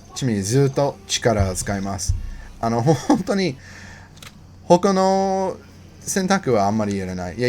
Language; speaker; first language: Japanese; non-native, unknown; English